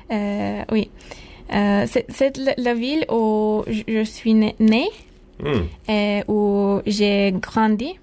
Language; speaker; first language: French; non-native, learner; Turkish